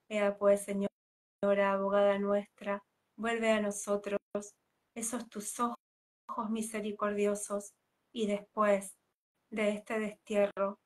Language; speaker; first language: Spanish; native; Spanish